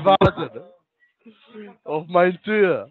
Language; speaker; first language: German; non-native, learner; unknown